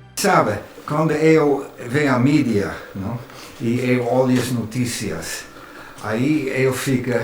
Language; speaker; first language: Portuguese; non-native, fluent; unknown